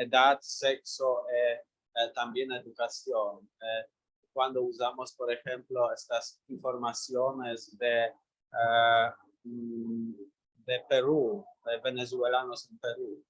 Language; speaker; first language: Spanish; non-native, learner; Polish